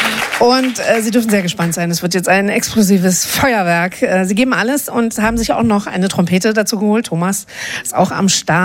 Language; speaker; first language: German; native; German